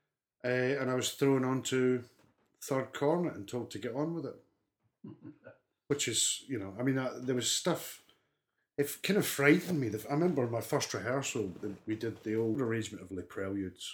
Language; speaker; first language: English; native; English